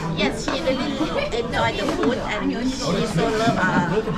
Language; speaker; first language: English; non-native, learner; Thai